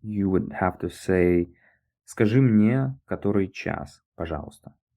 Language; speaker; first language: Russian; non-native, fluent; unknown